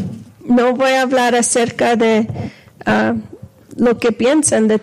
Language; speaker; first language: Spanish; non-native, fluent; English